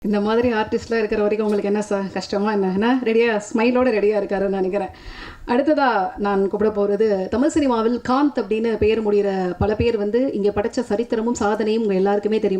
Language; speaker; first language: Tamil; native; Tamil